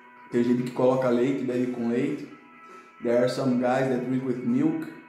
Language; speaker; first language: English; non-native, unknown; Portuguese